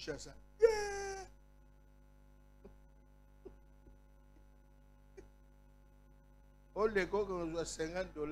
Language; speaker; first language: French; non-native, local second language; Lingala